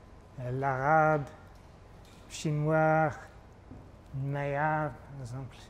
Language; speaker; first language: French; non-native, fluent; English